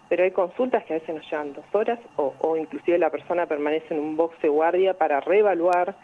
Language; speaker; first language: Spanish; native; Spanish